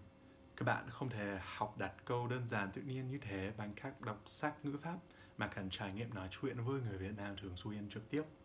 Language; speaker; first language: Vietnamese; non-native, learner; English